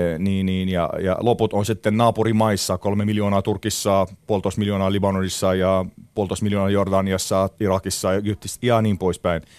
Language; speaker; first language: Finnish; non-native, fluent; Arabic